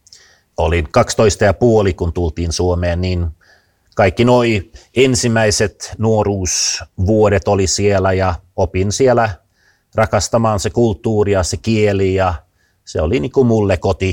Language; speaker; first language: Finnish; non-native, fluent; Swedish